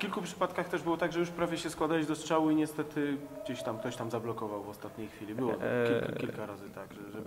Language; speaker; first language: Polish; native; Polish